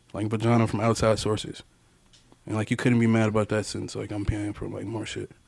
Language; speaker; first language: English; native; English